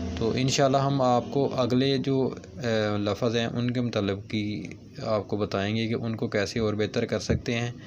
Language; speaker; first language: Urdu; non-native, local second language; Punjabi